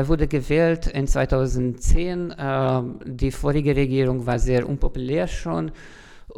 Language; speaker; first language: German; non-native, fluent; Hungarian